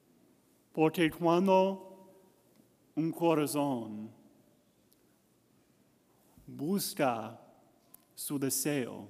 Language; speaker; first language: Spanish; non-native, learner; English